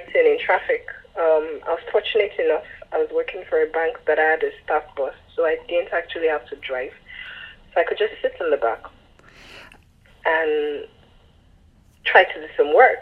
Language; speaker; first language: English; non-native, local second language; Yoruba